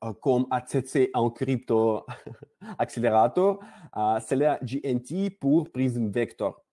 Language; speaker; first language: French; non-native, learner; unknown